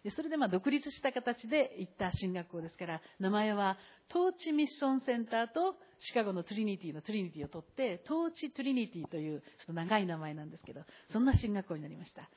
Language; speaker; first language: Japanese; native; Japanese